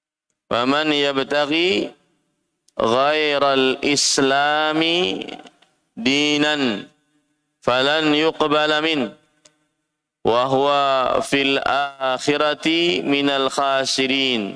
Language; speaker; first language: Arabic; non-native, fluent; Indonesian